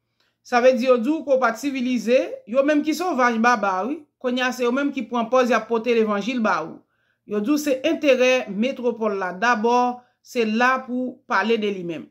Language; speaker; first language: French; non-native, local second language; Haitian Creole